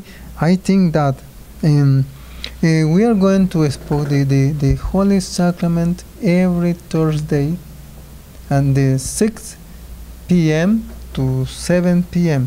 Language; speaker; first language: English; non-native, learner; Spanish